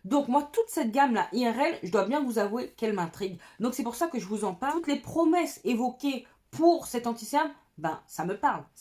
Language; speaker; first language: French; native; French